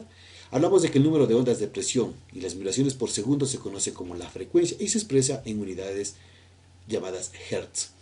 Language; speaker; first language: Spanish; native; Spanish